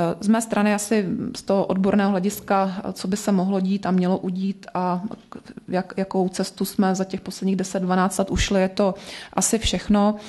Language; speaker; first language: Czech; native; Czech